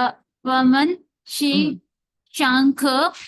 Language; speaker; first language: Chinese; non-native, learner; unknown